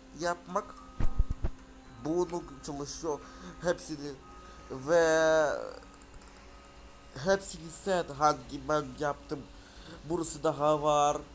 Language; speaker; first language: Turkish; non-native, learner; Russian